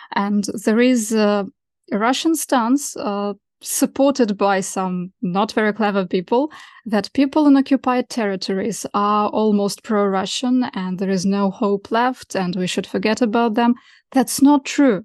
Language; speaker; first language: English; non-native, fluent; Russian